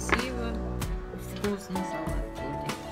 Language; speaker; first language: Russian; non-native, learner; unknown